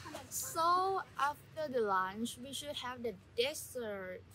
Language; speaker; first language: English; non-native, learner; Thai